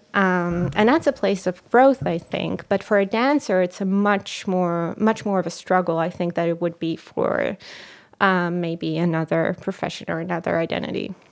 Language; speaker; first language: English; non-native, fluent; Hebrew